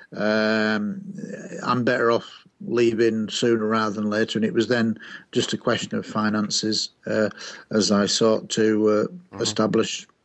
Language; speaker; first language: English; native; English